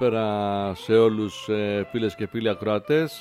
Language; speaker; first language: Greek; native; Greek